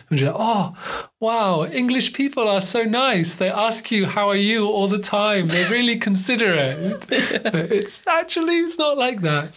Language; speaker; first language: English; native; English